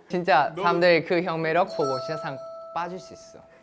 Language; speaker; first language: Korean; non-native, fluent; Thai